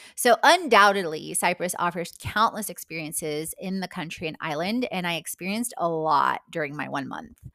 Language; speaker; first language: English; non-native, fluent; Polish